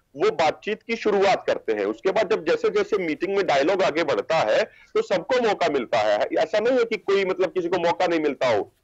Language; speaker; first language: Hindi; native; Hindi